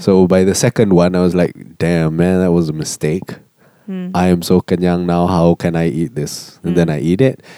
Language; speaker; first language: English; non-native, local second language; Malay